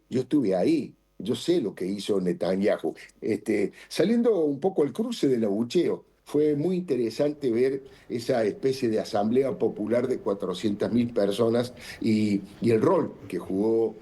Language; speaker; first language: Spanish; native; Spanish